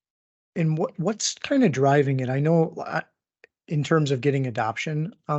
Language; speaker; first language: English; native; English